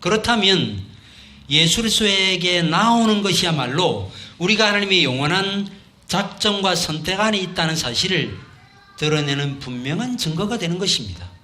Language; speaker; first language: Korean; native; Korean